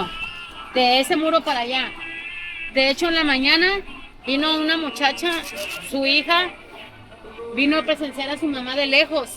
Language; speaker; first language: Spanish; native; Spanish